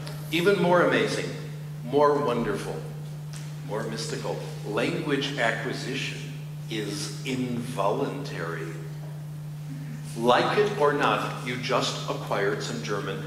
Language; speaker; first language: English; native; English